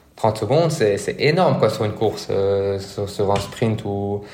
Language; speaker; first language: French; native; French